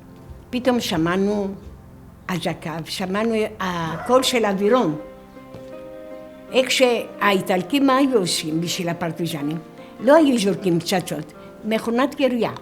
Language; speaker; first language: Hebrew; non-native, fluent; Greek